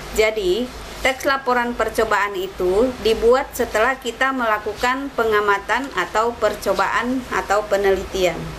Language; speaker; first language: Indonesian; native; Indonesian